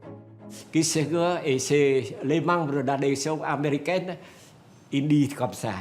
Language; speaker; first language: French; non-native, fluent; Vietnamese